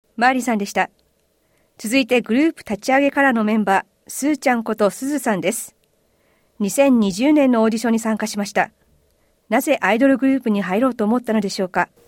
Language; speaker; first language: Japanese; native; Japanese